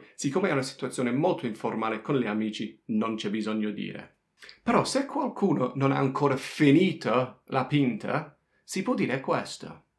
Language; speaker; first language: Italian; non-native, fluent; English